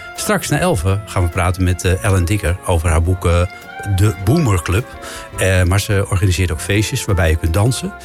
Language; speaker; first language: Dutch; native; Dutch